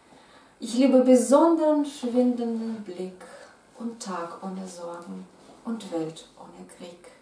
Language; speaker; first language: German; non-native, fluent; Russian